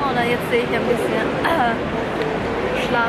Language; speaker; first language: German; non-native, fluent; Chinese